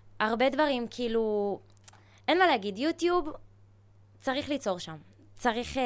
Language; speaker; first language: Hebrew; early bilingual, other home language; Russian